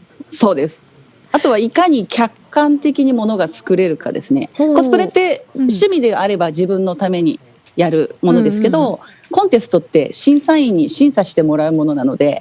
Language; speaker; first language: Japanese; native; Japanese